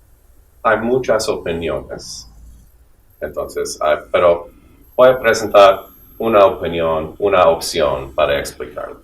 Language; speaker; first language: Spanish; non-native, fluent; English